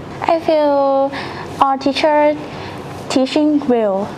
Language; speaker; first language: English; non-native, learner; Thai